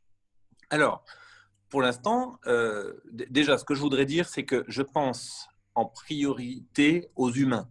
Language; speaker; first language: French; native; French